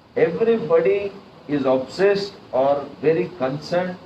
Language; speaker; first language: English; non-native, local second language; Kannada